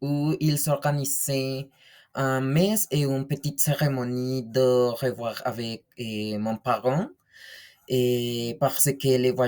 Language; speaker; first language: French; non-native, learner; Spanish